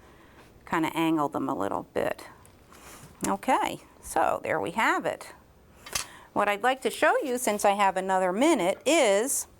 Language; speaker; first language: English; native; English